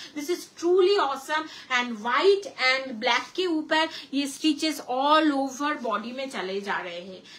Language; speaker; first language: Hindi; non-native, local second language; Bangla